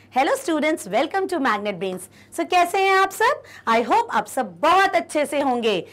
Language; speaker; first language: Hindi; native; Hindi